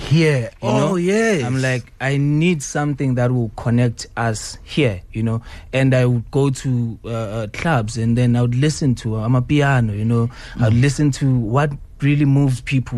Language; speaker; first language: English; non-native, local second language; Zulu